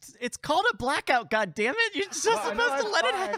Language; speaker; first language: English; native; English